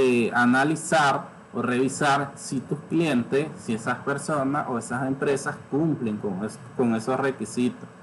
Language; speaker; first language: Spanish; native; Spanish